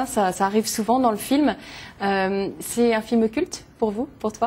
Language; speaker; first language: French; native; French